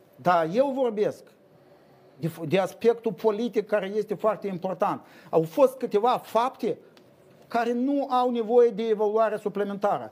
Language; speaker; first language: Romanian; native; Romanian